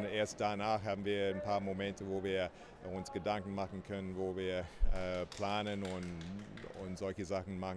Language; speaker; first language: German; non-native, fluent; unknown